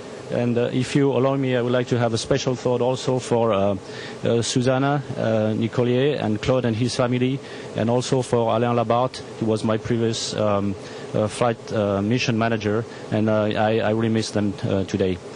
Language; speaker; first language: English; non-native, fluent; French